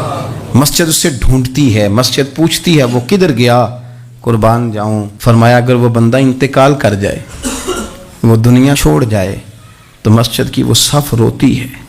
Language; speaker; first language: Urdu; native; Urdu